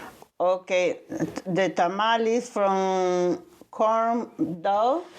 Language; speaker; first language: English; non-native, learner; Spanish